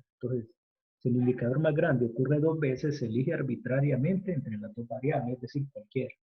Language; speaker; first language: Spanish; native; Spanish